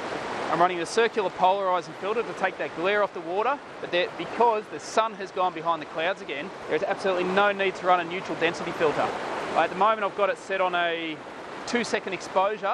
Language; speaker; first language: English; native; English